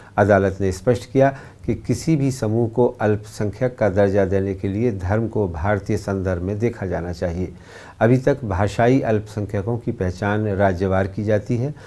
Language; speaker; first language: Hindi; native; Hindi